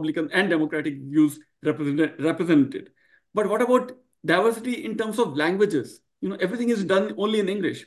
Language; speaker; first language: English; non-native, local second language; Marwari